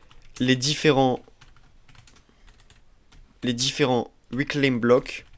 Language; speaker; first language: French; native; French